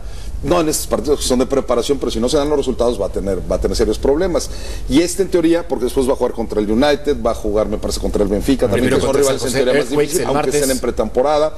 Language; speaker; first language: Spanish; native; Spanish